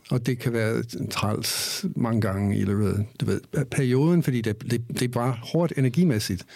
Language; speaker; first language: Danish; non-native, fluent; English